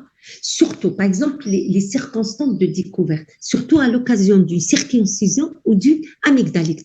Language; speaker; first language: French; non-native, local second language; Arabic